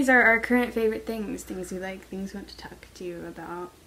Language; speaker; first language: English; native; English